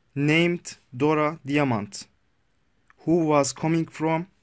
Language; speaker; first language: English; non-native, learner; Turkish